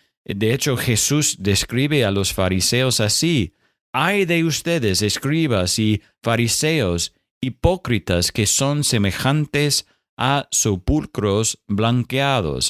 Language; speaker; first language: Spanish; non-native, fluent; English